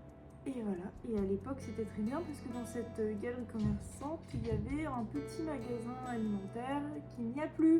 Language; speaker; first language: French; native; French